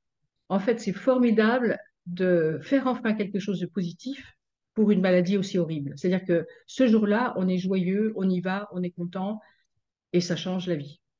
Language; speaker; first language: French; native; French